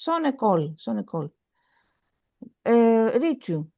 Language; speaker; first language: French; non-native, fluent; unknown